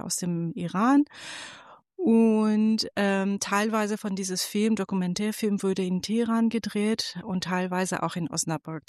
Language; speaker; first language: German; non-native, fluent; Persian